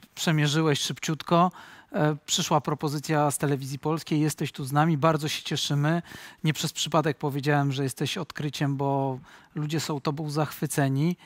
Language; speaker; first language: Polish; native; Polish